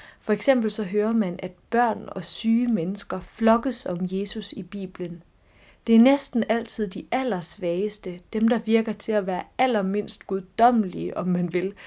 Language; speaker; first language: Danish; native; Danish